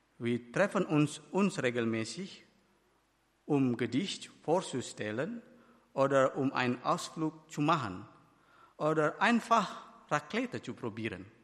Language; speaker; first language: German; non-native, fluent; Batak Toba